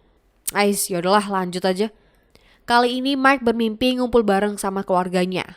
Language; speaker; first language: Indonesian; native; Indonesian